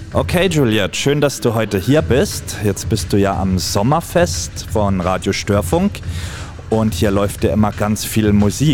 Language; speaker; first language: German; native; German